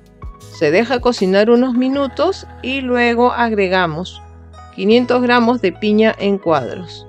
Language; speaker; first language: Spanish; native; Spanish